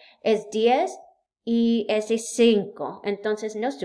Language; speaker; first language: Spanish; non-native, learner; English